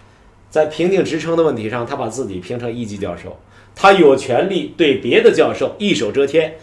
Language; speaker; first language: Chinese; native; Chinese